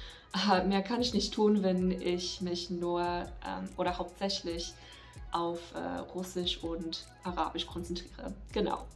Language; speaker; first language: German; non-native, fluent; English